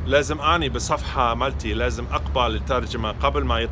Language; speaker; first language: Arabic; non-native, fluent; English